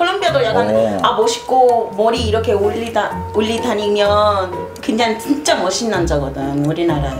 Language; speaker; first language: Korean; non-native, fluent; Spanish